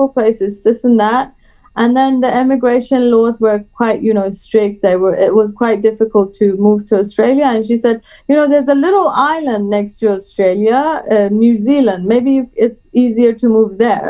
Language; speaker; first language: English; early bilingual, other home language; Persian